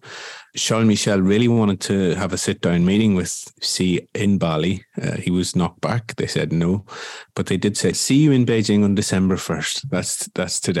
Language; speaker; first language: English; native; English